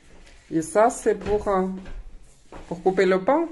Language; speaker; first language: French; non-native, learner; Russian